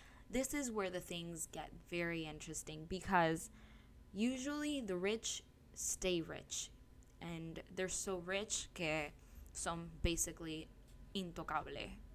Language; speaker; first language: English; non-native, local second language; Spanish